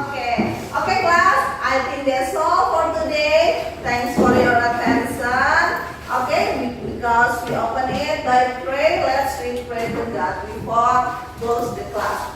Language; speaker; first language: English; non-native, fluent; Indonesian